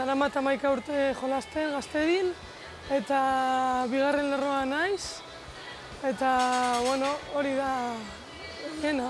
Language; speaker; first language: Basque; non-native, local second language; Spanish